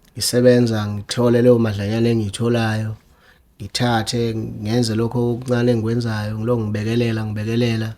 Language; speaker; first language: Zulu; native; Zulu